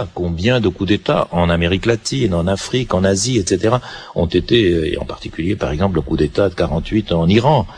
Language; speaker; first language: French; native; French